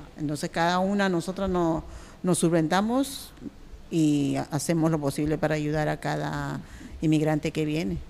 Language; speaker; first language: Spanish; native; Spanish